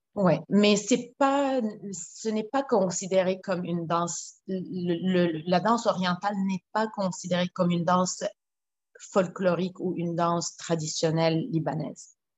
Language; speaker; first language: French; non-native, local second language; Arabic